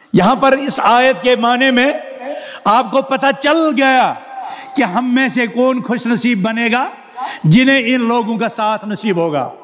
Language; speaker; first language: Urdu; non-native, local second language; Kashmiri